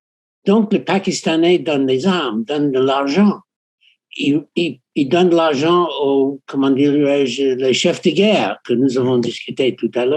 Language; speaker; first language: French; non-native, fluent; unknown